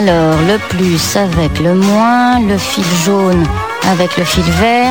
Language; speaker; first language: French; native; French